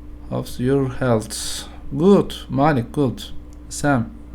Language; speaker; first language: English; non-native, learner; Turkish